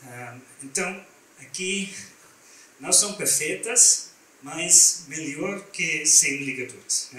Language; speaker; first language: Portuguese; non-native, learner; German